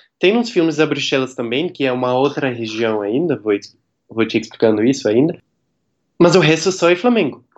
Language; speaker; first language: Portuguese; non-native, fluent; Dutch